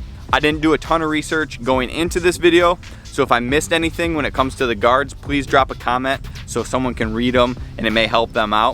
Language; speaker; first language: English; native; English